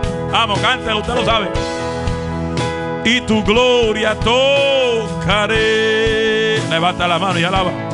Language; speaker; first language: Spanish; native; Spanish